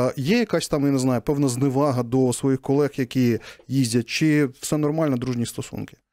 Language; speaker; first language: Ukrainian; native; Ukrainian